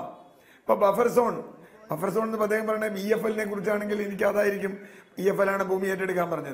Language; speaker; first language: Malayalam; native; Malayalam